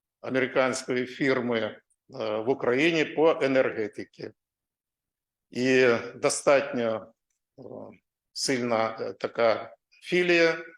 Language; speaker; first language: Ukrainian; non-native, local second language; Russian